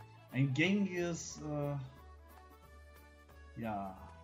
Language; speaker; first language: German; native; German